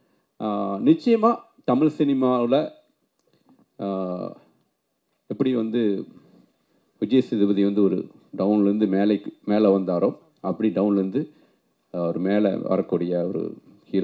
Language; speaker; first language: Tamil; native; Tamil